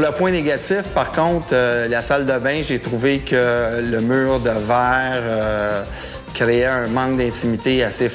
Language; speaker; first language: French; native; French